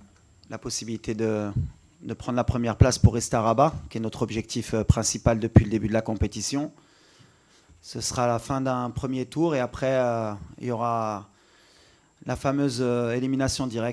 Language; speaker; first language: French; native; French